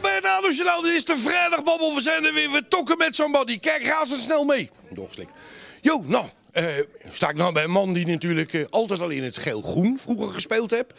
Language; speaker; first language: Dutch; native; Dutch